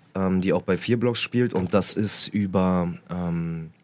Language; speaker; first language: German; early bilingual, other home language; Arabic